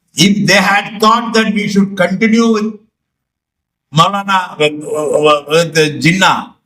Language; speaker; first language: English; non-native, local second language; Tamil